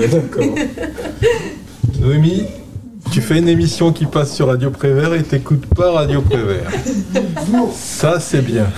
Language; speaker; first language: French; native; French